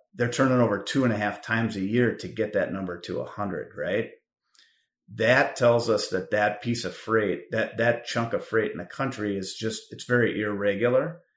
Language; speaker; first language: English; native; English